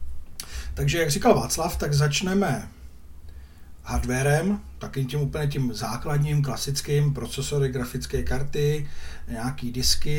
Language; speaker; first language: Czech; native; Czech